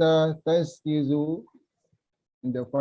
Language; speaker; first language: Arabic; non-native, learner; Malay